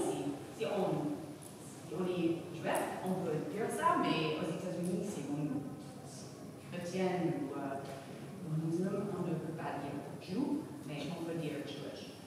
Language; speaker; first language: French; non-native, fluent; English